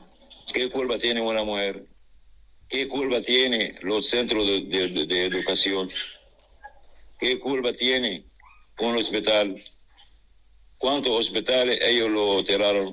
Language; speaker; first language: Spanish; non-native, fluent; Arabic